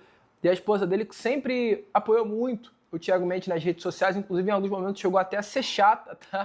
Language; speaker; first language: Portuguese; native; Portuguese